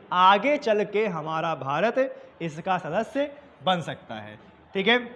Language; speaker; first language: Hindi; native; Hindi